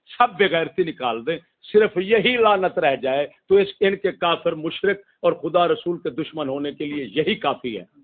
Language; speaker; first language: Urdu; non-native, local second language; Punjabi